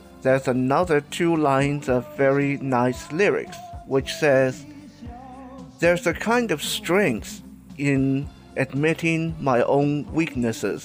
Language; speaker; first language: English; non-native, fluent; Chinese